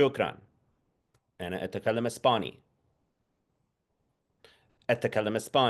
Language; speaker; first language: Arabic; non-native, fluent; English